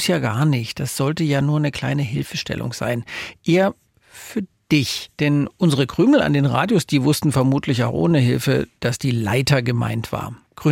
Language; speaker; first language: German; native; German